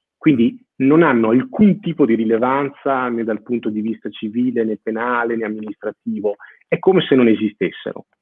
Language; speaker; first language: Italian; native; Italian